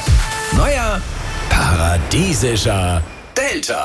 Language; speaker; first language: German; native; German